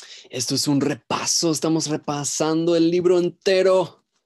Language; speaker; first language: Spanish; native; Spanish